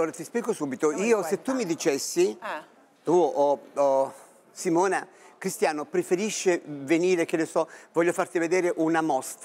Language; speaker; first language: Italian; native; Italian